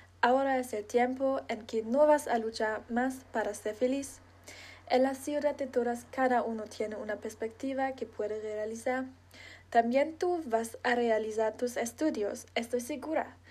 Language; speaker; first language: Spanish; non-native, learner; German